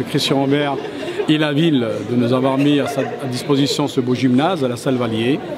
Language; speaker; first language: French; native; French